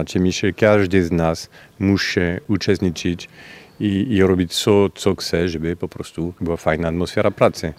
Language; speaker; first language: Polish; non-native, fluent; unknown